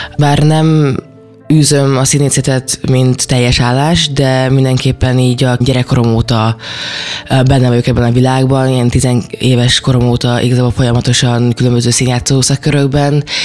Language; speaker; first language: Hungarian; early bilingual, other home language; Chinese